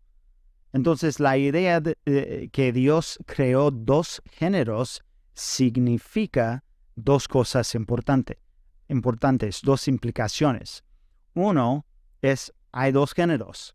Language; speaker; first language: Spanish; non-native, fluent; English